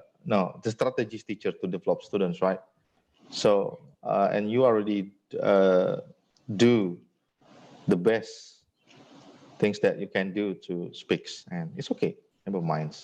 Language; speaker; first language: English; non-native, fluent; Indonesian